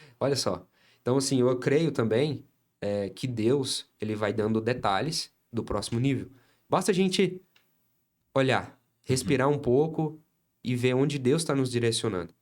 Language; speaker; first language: Portuguese; native; Portuguese